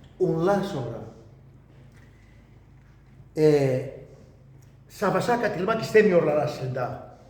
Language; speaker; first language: Turkish; non-native, learner; Greek